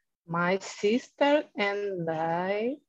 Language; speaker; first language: English; non-native, learner; Portuguese